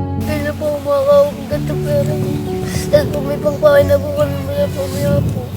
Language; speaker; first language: Filipino; native; Filipino